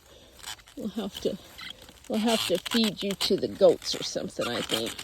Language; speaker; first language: English; native; English